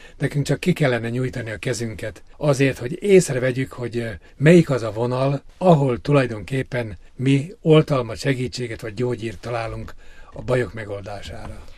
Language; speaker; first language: Hungarian; native; Hungarian